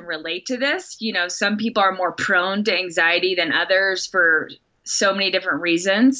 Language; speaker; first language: English; native; English